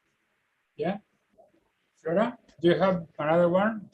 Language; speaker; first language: English; non-native, learner; Spanish